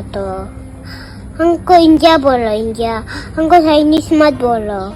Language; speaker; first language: Hindi; non-native, local second language; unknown